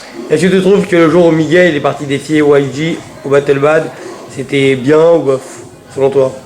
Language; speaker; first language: French; native; French